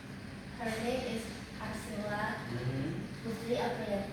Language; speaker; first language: English; non-native, learner; Indonesian